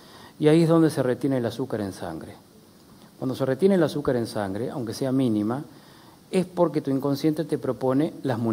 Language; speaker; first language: Spanish; native; Spanish